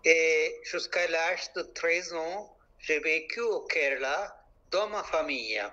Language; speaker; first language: French; non-native, local second language; Malayalam